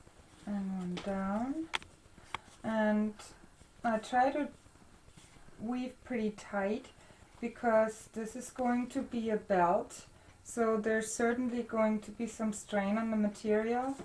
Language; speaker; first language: English; non-native, fluent; German